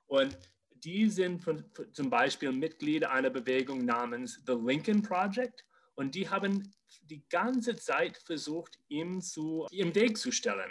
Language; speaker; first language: German; non-native, fluent; English